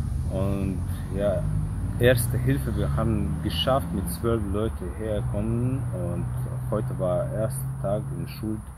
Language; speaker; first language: German; non-native, learner; Chechen